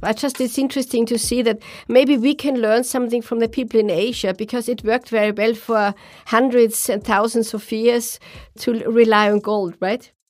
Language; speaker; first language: English; non-native, fluent; German